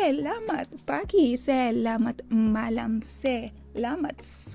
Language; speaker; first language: Indonesian; non-native, learner; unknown